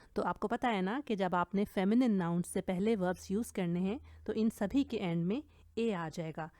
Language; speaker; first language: Urdu; native; Urdu